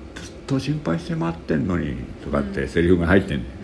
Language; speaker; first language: Japanese; native; Japanese